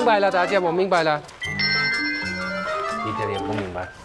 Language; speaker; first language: Chinese; non-native, fluent; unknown